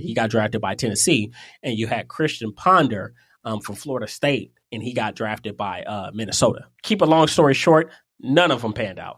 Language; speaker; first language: English; native; English